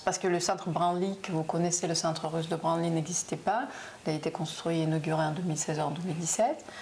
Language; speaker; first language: French; non-native, fluent; Russian